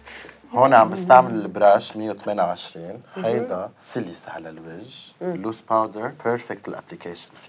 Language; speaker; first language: Arabic; native; Arabic